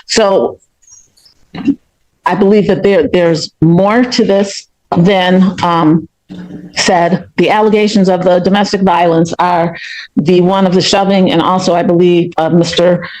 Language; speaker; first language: English; native; English